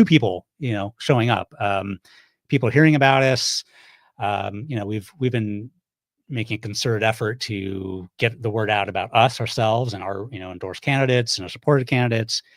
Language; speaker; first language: English; native; English